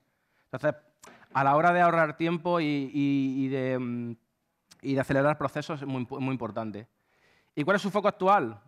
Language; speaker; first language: Spanish; native; Spanish